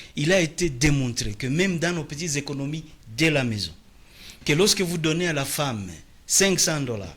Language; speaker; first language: French; non-native, local second language; Swahili